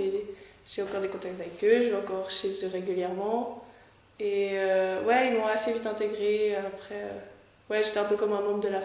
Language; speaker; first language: French; native; French